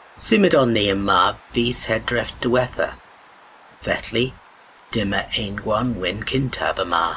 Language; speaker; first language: Welsh; non-native, learner; English